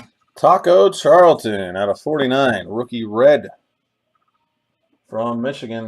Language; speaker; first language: English; native; English